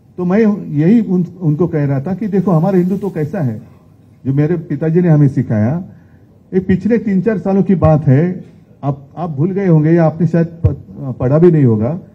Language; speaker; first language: Hindi; non-native, local second language; Marathi